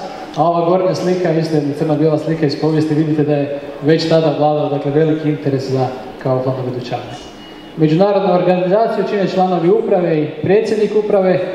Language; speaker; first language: Croatian; native; Croatian